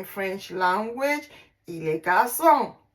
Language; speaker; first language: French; non-native, learner; Igbo